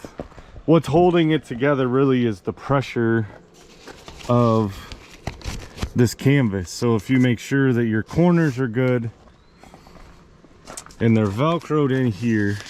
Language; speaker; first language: English; native; English